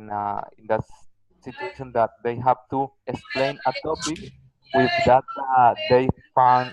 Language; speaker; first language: English; non-native, learner; Spanish